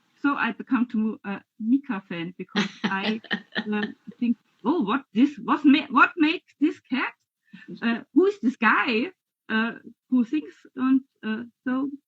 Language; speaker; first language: English; non-native, learner; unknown